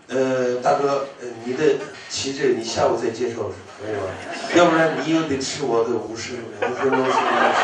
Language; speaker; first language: Chinese; non-native, local second language; Uyghur